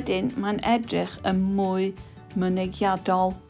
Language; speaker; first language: Welsh; non-native, fluent; English